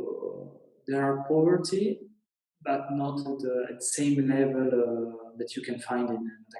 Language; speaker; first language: English; non-native, learner; Italian